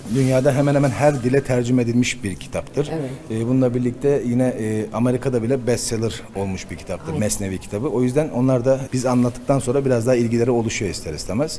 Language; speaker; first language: Turkish; native; Turkish